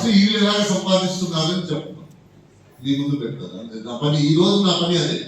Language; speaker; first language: Telugu; non-native, fluent; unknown